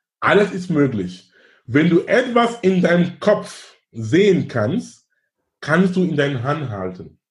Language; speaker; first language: German; non-native, fluent; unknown